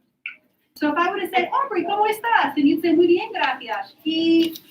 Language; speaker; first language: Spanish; non-native, fluent; English